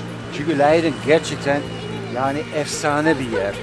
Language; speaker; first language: Turkish; non-native, fluent; Dutch